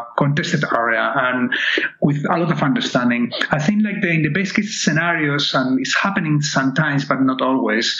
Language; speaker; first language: English; non-native, fluent; Spanish